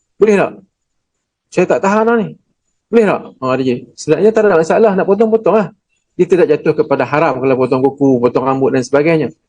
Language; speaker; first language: Malay; native; Malay